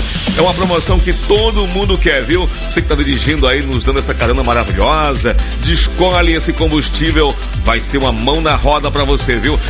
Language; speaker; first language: Portuguese; native; Portuguese